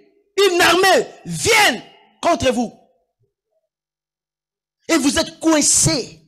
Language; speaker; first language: French; non-native, local second language; Lingala